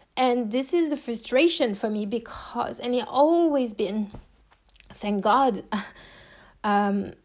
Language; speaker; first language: English; non-native, fluent; French